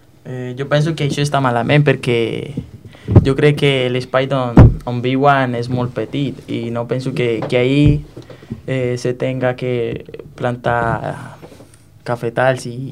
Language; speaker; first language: Catalan; non-native, learner; Spanish